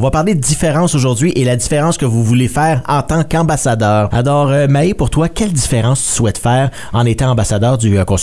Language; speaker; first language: French; native; French